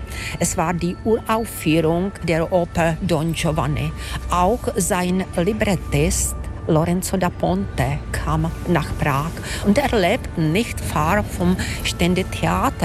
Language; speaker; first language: German; non-native, fluent; Czech